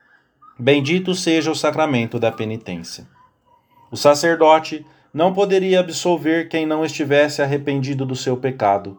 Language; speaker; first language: Portuguese; native; Portuguese